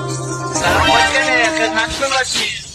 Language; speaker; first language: Persian; native; Persian